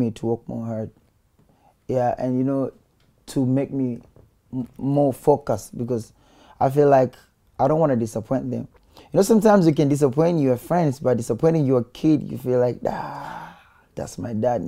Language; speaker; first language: English; non-native, local second language; Swahili